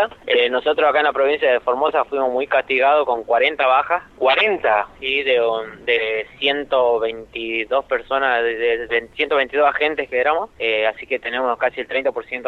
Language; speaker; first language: Spanish; native; Spanish